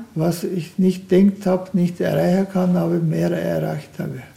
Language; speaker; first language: German; non-native, fluent; Turkish